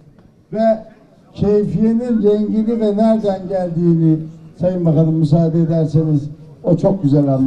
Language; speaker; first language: Turkish; native; Turkish